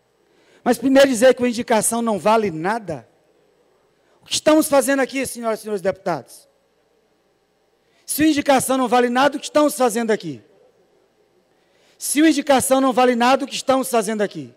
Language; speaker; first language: Portuguese; native; Portuguese